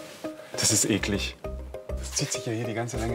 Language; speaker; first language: German; native; German